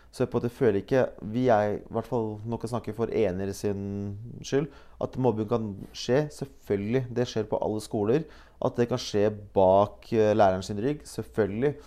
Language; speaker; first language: Norwegian; early bilingual, other home language; Bosnian